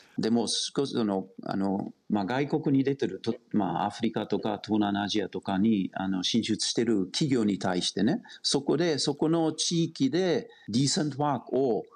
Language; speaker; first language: Japanese; non-native, fluent; German